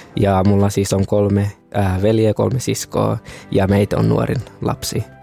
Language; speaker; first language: Finnish; early bilingual, other home language; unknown